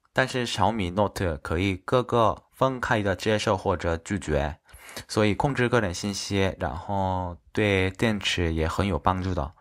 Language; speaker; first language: Chinese; non-native, fluent; Korean